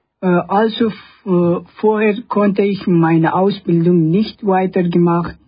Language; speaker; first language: German; non-native, learner; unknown